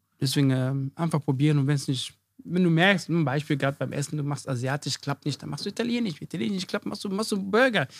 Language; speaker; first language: German; early bilingual, other home language; Akan